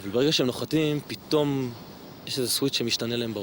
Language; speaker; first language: Hebrew; native; Hebrew